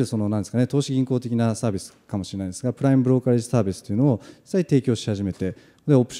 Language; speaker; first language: Japanese; native; Japanese